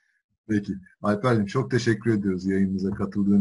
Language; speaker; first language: Turkish; native; Turkish